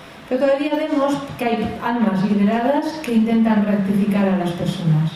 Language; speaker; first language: Spanish; native; Spanish